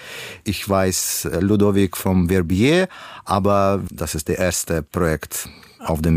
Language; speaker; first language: German; non-native, learner; Russian